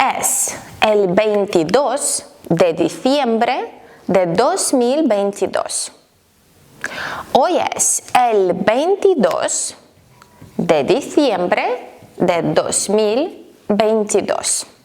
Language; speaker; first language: Spanish; non-native, fluent; Ukrainian